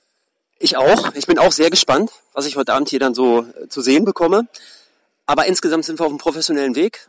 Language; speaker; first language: German; native; German